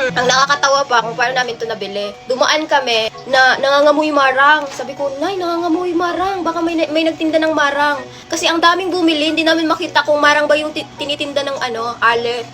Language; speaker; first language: Filipino; non-native, local second language; Cebuano